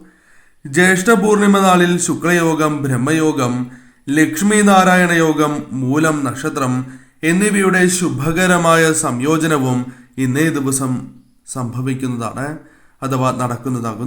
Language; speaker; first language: Malayalam; native; Malayalam